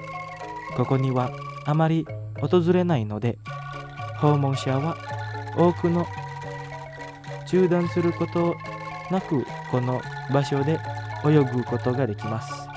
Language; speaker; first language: Japanese; non-native, fluent; Indonesian